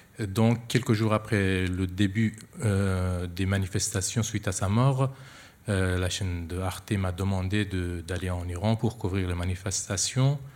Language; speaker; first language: French; non-native, fluent; Persian